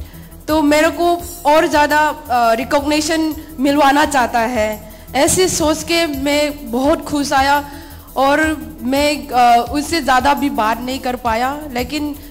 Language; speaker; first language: Hindi; non-native, local second language; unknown